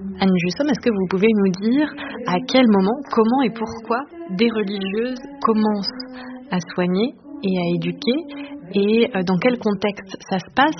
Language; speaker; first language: French; native; French